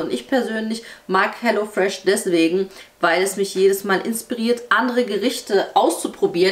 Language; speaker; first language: German; native; German